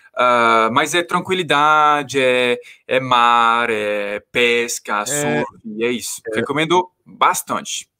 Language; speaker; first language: Portuguese; non-native, fluent; French